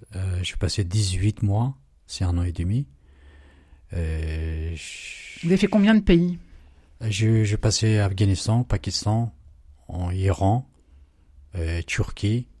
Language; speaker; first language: French; non-native, fluent; Urdu